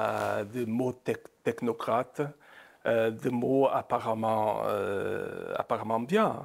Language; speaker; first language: French; non-native, fluent; Portuguese